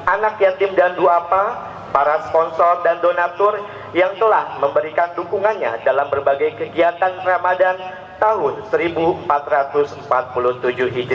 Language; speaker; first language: Indonesian; native; Indonesian